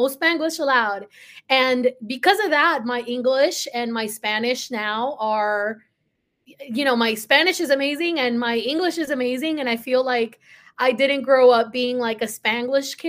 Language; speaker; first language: English; early bilingual, other home language; Spanish